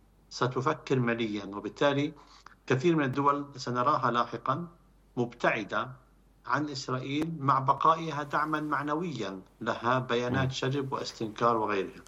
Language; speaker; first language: Arabic; native; Arabic